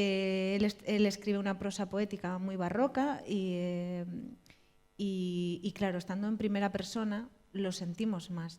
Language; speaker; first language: Spanish; native; Spanish